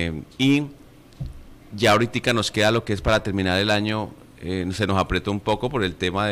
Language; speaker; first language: Spanish; native; Spanish